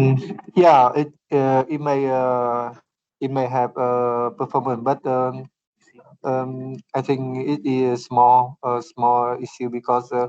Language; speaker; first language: English; non-native, learner; Vietnamese